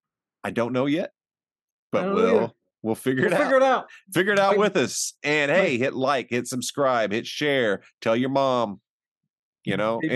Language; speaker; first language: English; native; English